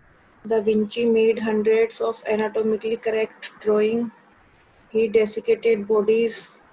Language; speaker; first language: English; non-native, local second language; Hindi